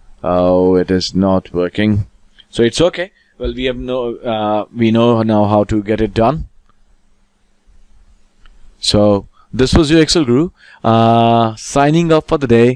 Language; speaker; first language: English; non-native, local second language; Hindi